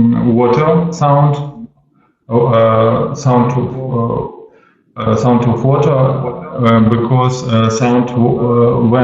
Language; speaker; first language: English; non-native, learner; Russian